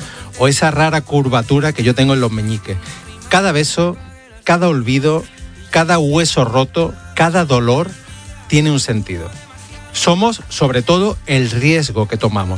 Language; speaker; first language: Spanish; native; Spanish